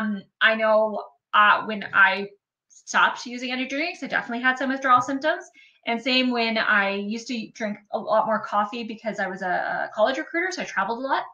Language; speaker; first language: English; native; English